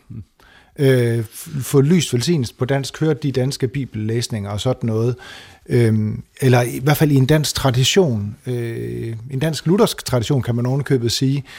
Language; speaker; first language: Danish; native; Danish